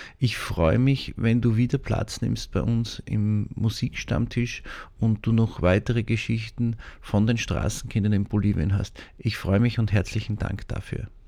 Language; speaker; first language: German; native; German